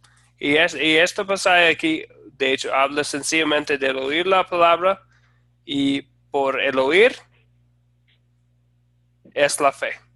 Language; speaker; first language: Spanish; non-native, fluent; English